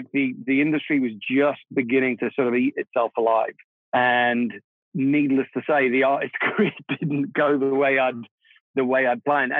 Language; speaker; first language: English; non-native, local second language; Czech